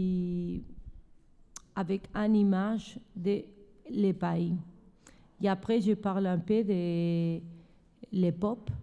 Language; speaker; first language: French; non-native, learner; Spanish